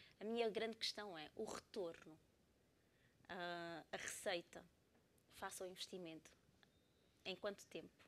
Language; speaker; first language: Portuguese; native; Portuguese